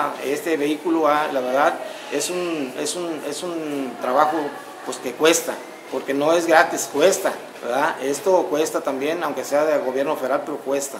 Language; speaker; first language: Spanish; native; Spanish